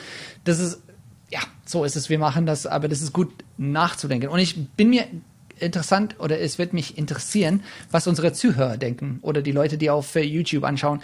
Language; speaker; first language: German; non-native, fluent; English